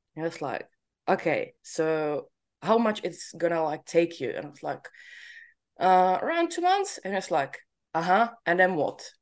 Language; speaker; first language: English; non-native, fluent; Czech